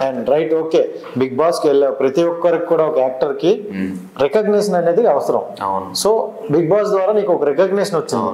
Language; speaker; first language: Telugu; native; Telugu